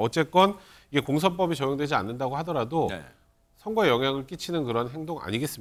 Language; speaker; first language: Korean; native; Korean